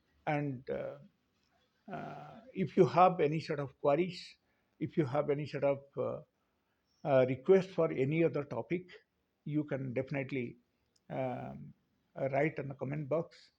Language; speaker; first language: English; non-native, local second language; Telugu